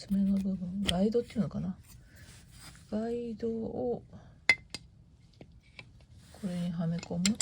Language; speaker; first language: Japanese; native; Japanese